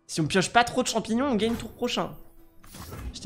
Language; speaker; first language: French; native; French